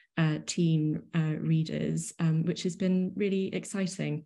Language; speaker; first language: English; native; English